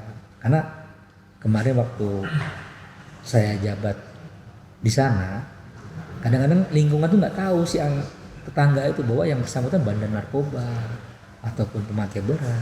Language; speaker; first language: Indonesian; non-native, local second language; Banjar